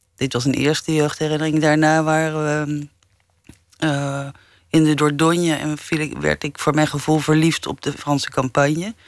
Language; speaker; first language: Dutch; early bilingual, other home language; English